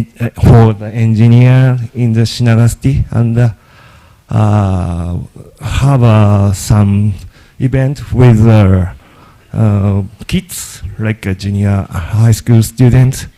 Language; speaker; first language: English; non-native, learner; Japanese